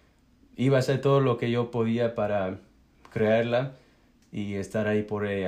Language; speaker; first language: Spanish; early bilingual, heritage; Spanish